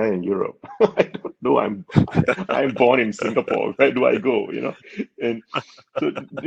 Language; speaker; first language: English; non-native, local second language; Tamil